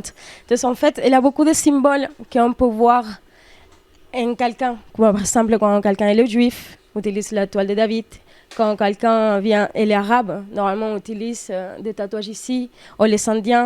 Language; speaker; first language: French; non-native, fluent; Spanish